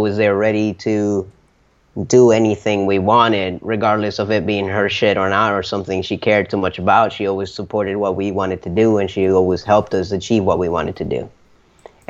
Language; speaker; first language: English; early bilingual, other home language; Spanish